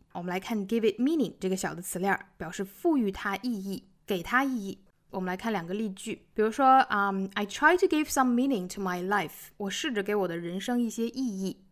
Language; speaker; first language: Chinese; native; Chinese